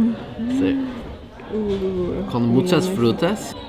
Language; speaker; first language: Spanish; non-native, learner; English